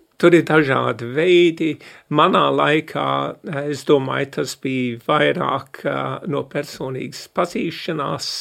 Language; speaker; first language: Latvian; early bilingual, heritage; Latvian